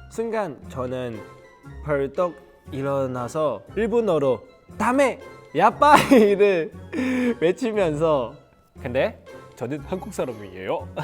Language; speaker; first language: Korean; non-native, fluent; Cantonese